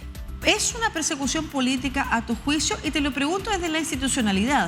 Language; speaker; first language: Spanish; native; Spanish